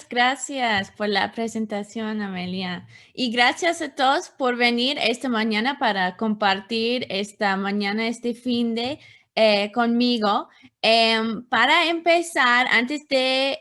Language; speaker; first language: Spanish; non-native, fluent; English